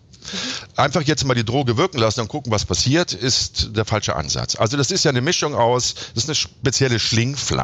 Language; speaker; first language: German; native; German